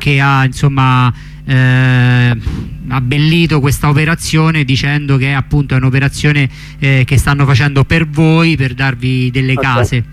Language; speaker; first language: Italian; native; Italian